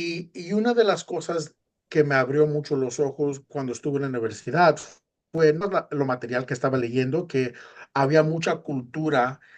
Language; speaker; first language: Spanish; early bilingual, heritage; Spanish